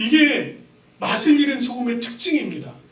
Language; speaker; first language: Korean; native; Korean